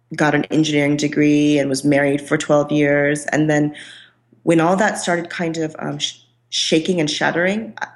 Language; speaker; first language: English; non-native, local second language; Bangla